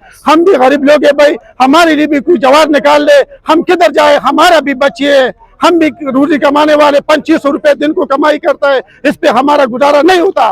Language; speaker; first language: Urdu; non-native, local second language; Pashto